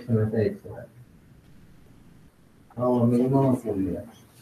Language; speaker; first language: Finnish; native; Finnish